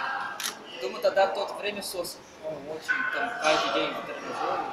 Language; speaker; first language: Russian; non-native, learner; Portuguese